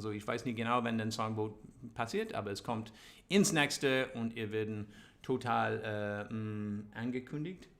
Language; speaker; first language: German; non-native, learner; English